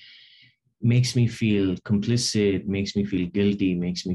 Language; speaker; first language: English; non-native, local second language; Telugu